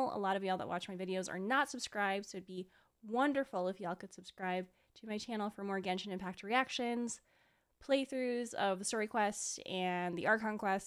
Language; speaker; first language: English; native; English